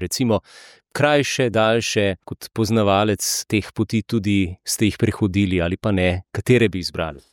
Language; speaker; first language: Slovenian; native; Slovenian